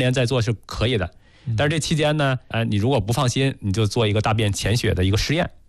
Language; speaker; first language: Chinese; native; Chinese